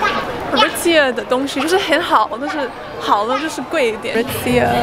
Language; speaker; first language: Chinese; early bilingual, heritage; Chinese